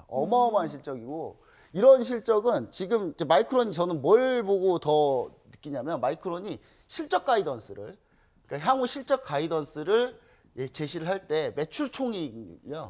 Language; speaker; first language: Korean; native; Korean